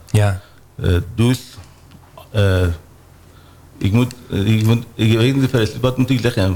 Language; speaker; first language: Dutch; non-native, learner; Persian